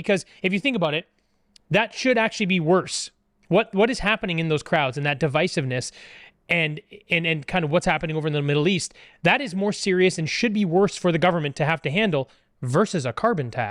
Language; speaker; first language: English; native; English